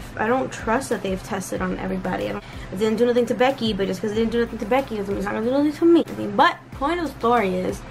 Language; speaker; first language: English; early bilingual, other home language; Spanish